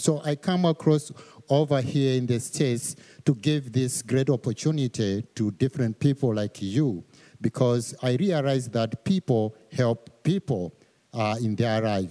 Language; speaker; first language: English; non-native, local second language; Nyanja